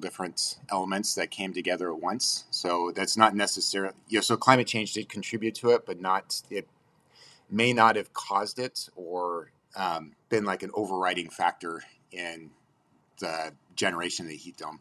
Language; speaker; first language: English; native; English